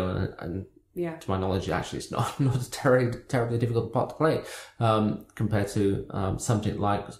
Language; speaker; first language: English; native; English